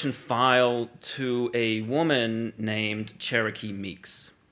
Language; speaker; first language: English; native; English